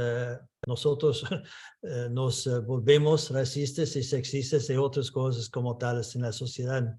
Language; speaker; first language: Spanish; non-native, fluent; English